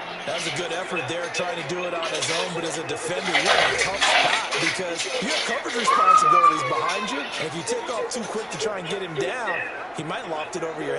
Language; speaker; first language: English; native; English